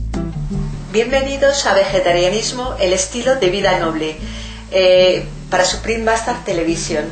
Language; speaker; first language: Spanish; native; Spanish